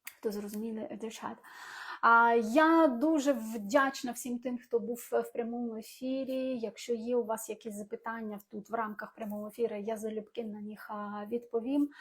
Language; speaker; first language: Ukrainian; non-native, local second language; Russian